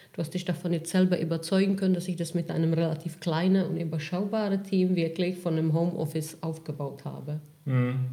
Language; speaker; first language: German; non-native, fluent; Czech